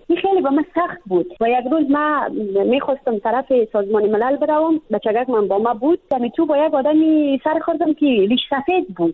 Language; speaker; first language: Persian; native; Persian